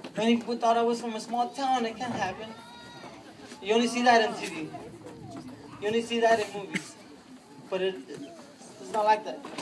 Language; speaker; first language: English; early bilingual, other home language; Spanish